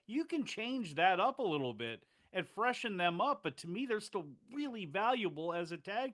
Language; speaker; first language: English; native; English